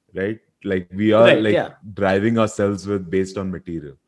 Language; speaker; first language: English; non-native, local second language; Hindi